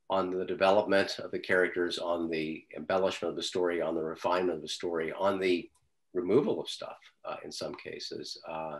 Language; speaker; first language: English; native; English